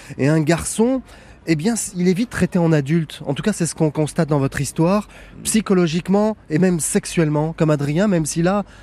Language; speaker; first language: French; native; French